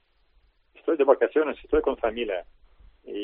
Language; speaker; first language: Spanish; non-native, learner; Russian